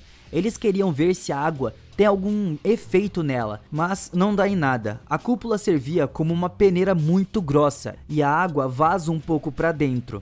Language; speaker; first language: Portuguese; native; Portuguese